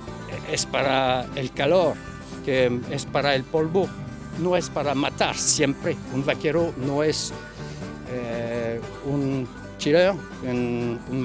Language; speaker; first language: Spanish; non-native, learner; French